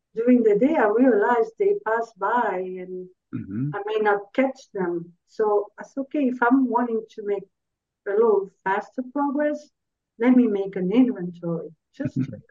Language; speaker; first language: English; non-native, fluent; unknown